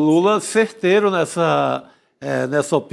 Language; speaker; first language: Portuguese; native; Portuguese